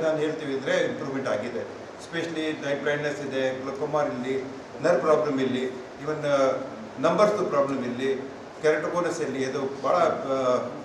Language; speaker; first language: Kannada; non-native, fluent; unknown